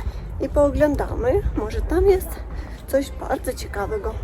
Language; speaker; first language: Polish; non-native, learner; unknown